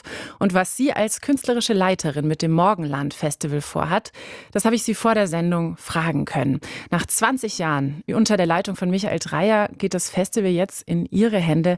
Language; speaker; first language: German; native; German